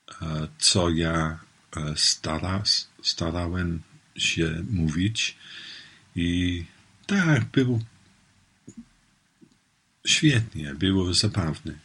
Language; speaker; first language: Polish; non-native, learner; English